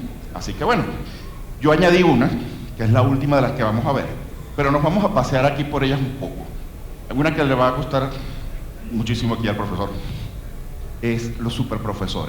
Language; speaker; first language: Spanish; native; Spanish